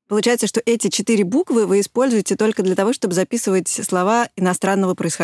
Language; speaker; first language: Russian; native; Russian